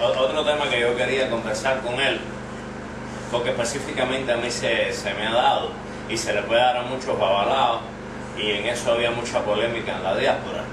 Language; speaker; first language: Spanish; native; Spanish